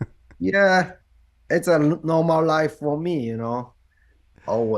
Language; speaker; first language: English; non-native, learner; Japanese